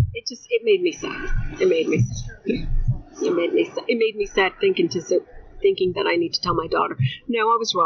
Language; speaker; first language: English; early bilingual, other home language; Spanish